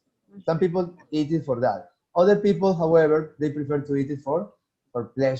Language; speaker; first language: English; non-native, fluent; Spanish